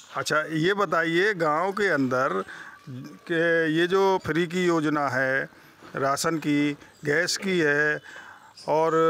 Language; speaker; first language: Hindi; native; Hindi